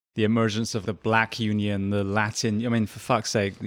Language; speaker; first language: English; native; English